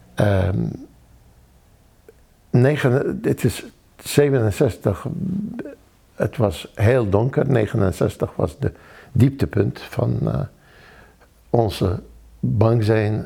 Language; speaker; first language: Dutch; non-native, fluent; Arabic